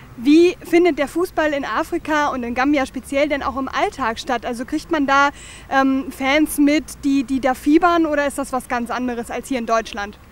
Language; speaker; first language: German; native; German